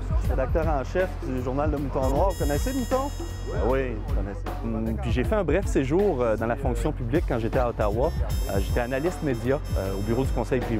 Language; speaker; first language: French; native; French